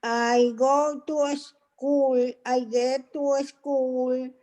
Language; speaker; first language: English; non-native, learner; Spanish